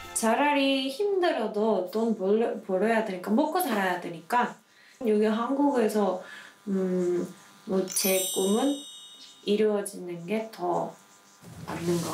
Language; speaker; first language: Korean; non-native, learner; Spanish